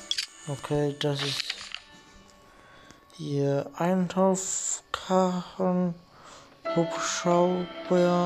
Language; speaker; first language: German; non-native, learner; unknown